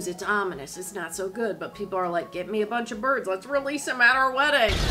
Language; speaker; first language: English; native; English